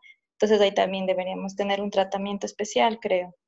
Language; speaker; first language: Spanish; native; Spanish